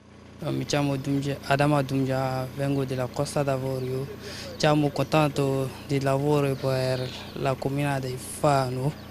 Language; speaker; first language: Italian; non-native, learner; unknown